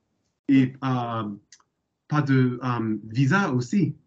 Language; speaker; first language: French; non-native, learner; English